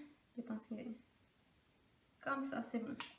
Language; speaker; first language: French; non-native, learner; Spanish